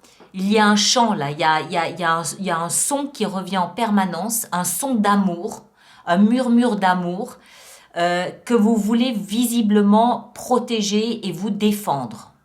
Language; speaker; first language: French; native; French